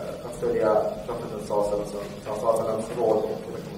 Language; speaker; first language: Swedish; non-native, fluent; Arabic